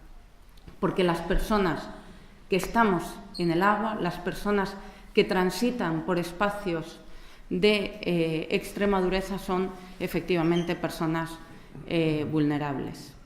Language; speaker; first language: Spanish; native; Spanish